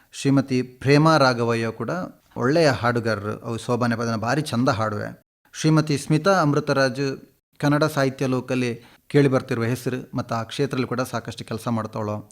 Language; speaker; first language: Kannada; native; Kannada